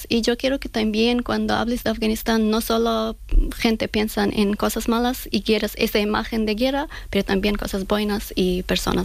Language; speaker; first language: Spanish; non-native, fluent; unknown